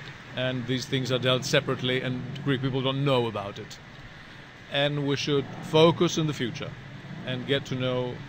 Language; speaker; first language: English; non-native, fluent; Greek